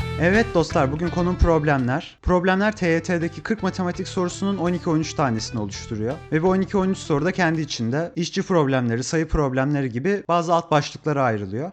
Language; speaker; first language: Turkish; native; Turkish